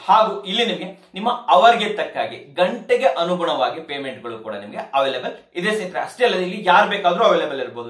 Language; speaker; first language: Kannada; native; Kannada